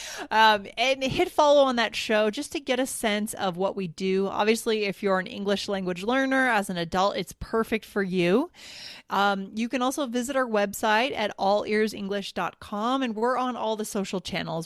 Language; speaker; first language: English; native; English